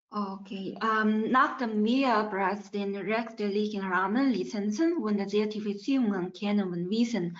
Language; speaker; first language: German; non-native, fluent; Chinese